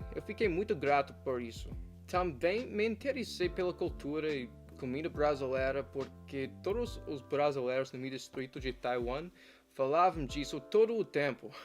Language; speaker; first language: Portuguese; non-native, fluent; English